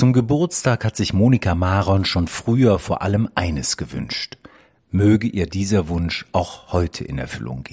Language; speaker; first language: German; native; German